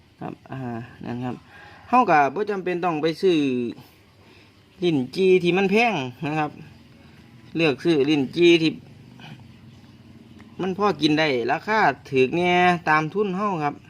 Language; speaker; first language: Thai; non-native, local second language; Northeastern Thai